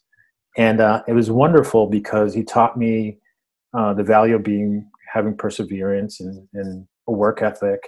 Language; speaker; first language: English; early bilingual, other home language; Spanish